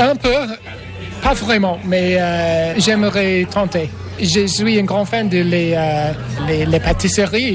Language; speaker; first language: French; non-native, learner; English